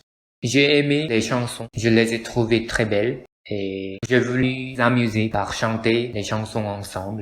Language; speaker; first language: French; non-native, learner; Korean